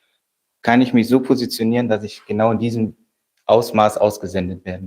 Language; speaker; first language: German; native; German